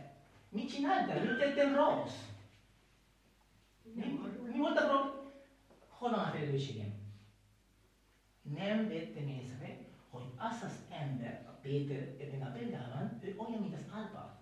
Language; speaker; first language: Hungarian; non-native, learner; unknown